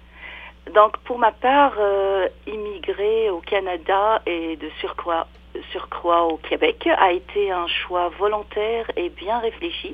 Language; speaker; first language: French; non-native, local second language; Arabic